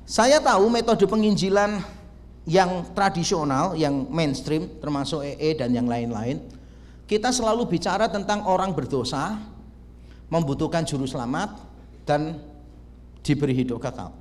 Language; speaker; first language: Indonesian; native; Indonesian